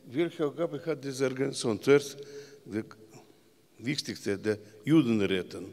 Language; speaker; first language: German; non-native, learner; Russian